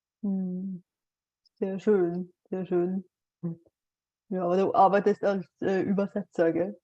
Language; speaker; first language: German; non-native, fluent; Bulgarian